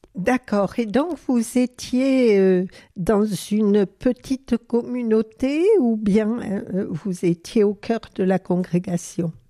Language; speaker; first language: French; native; French